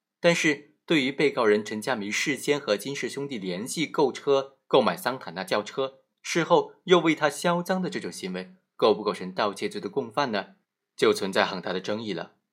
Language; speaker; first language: Chinese; native; Chinese